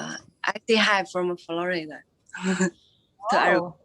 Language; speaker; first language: English; non-native, fluent; Chinese